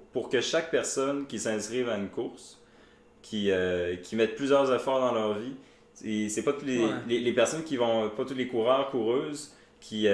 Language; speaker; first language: French; native; French